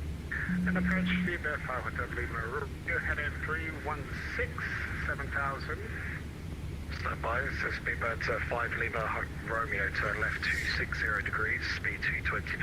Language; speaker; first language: English; native; English